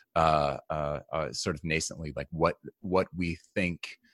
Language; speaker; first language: English; native; English